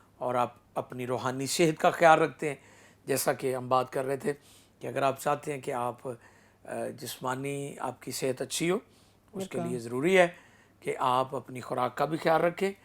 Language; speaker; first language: Urdu; non-native, local second language; Punjabi